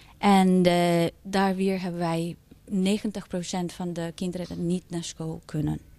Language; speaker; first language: Dutch; non-native, fluent; Spanish